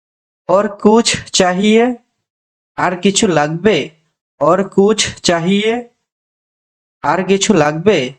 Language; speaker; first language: Hindi; non-native, local second language; Bangla